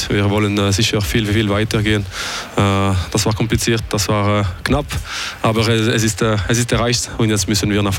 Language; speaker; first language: German; non-native, local second language; French